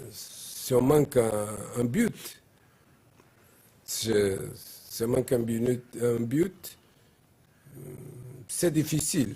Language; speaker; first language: French; non-native, learner; Portuguese